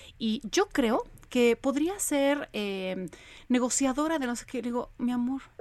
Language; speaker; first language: Spanish; early bilingual, other home language; Polish